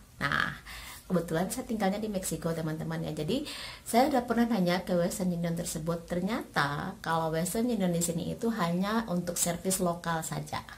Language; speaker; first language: Indonesian; native; Indonesian